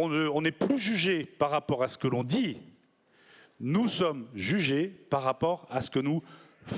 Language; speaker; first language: French; native; French